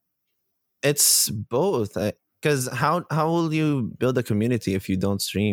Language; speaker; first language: English; non-native, local second language; Filipino